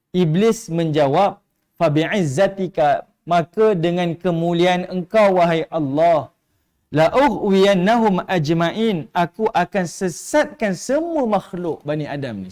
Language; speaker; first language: Malay; native; Malay